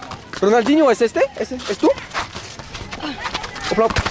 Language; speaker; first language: Spanish; non-native, learner; French